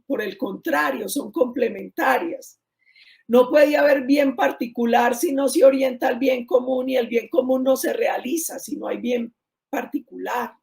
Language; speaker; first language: Spanish; native; Spanish